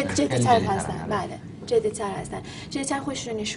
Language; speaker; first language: Persian; native; Persian